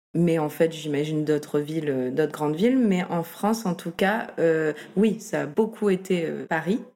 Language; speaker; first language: French; native; French